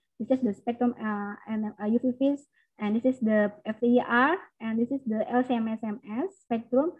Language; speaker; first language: English; non-native, learner; Indonesian